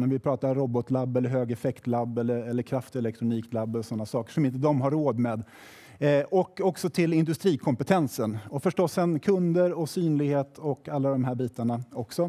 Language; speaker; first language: Swedish; native; Swedish